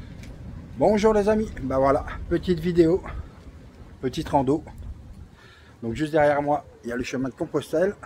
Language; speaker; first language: French; native; French